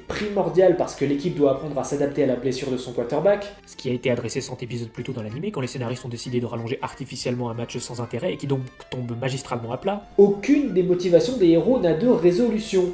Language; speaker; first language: French; native; French